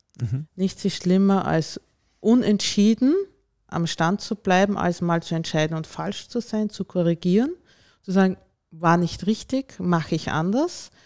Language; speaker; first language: German; native; German